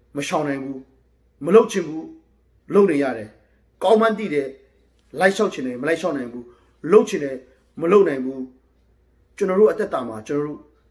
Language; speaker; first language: Burmese; non-native, local second language; Kachin